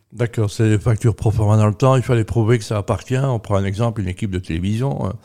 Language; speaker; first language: French; native; French